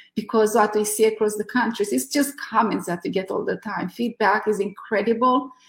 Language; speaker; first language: English; non-native, fluent; Romanian